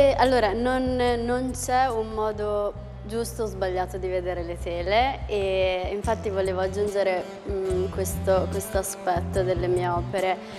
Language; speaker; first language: Italian; non-native, fluent; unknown